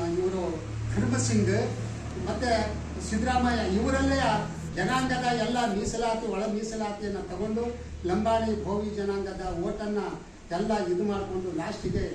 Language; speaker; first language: Kannada; non-native, local second language; Lambadi